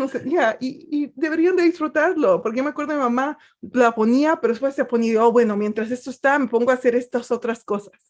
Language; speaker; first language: Spanish; early bilingual, other home language; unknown